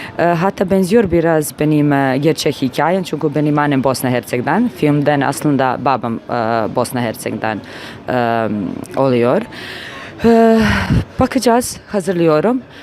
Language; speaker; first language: Turkish; non-native, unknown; Serbian